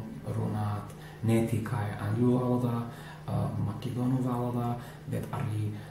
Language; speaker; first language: Latvian; non-native, learner; English